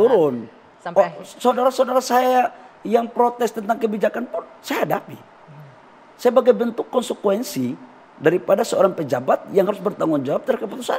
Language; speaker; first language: Indonesian; native; Indonesian